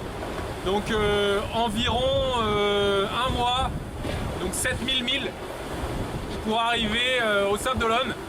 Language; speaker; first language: French; native; French